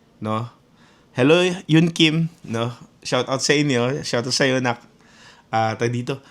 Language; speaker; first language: Filipino; non-native, local second language; Hiligaynon